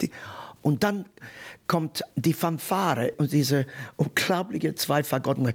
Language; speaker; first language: German; non-native, fluent; English